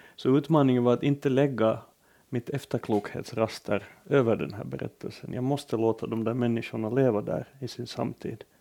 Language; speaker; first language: Swedish; native; Swedish